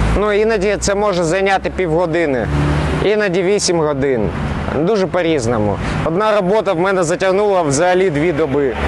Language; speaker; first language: Ukrainian; non-native, local second language; Russian